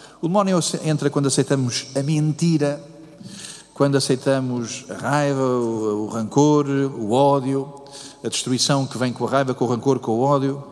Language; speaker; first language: Portuguese; native; Portuguese